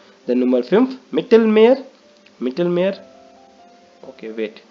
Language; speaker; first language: German; non-native, learner; Hindi